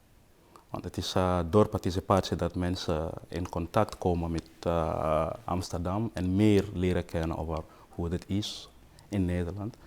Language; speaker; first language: Dutch; non-native, fluent; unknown